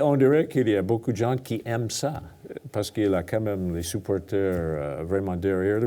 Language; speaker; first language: French; non-native, fluent; English